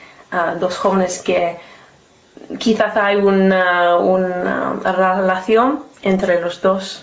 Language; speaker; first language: Spanish; non-native, learner; English